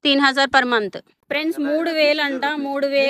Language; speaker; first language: Hindi; non-native, local second language; Telugu